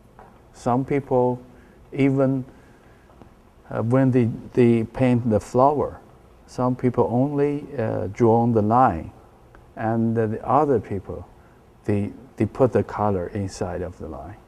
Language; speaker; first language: English; non-native, learner; Chinese